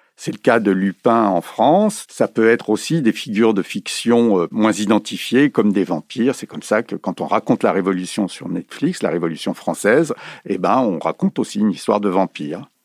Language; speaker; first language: French; native; French